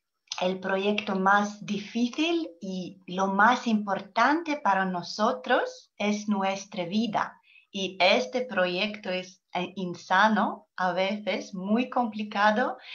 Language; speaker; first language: Spanish; non-native, learner; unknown